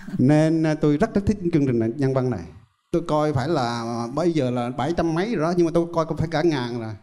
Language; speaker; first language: Vietnamese; native; Vietnamese